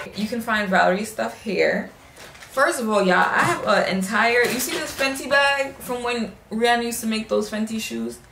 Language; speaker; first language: English; native; English